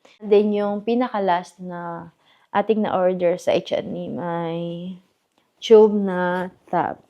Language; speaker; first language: Filipino; non-native, local second language; Cebuano